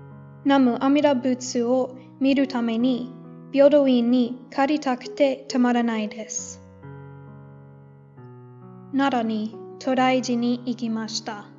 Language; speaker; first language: Japanese; non-native, learner; English